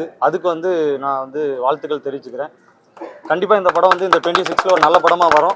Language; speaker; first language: Tamil; native; Tamil